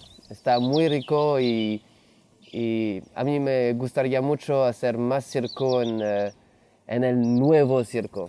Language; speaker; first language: Spanish; non-native, learner; French